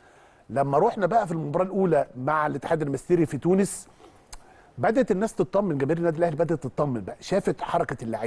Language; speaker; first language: Arabic; native; Arabic